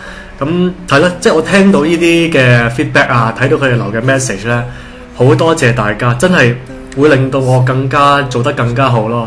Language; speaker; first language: Cantonese; native; Cantonese